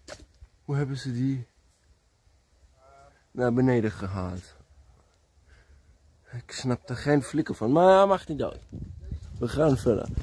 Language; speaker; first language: Dutch; non-native, learner; German